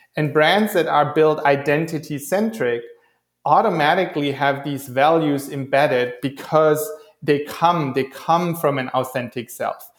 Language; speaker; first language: English; non-native, fluent; German